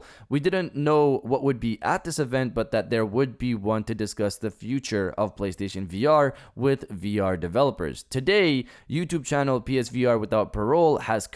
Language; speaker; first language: English; native; English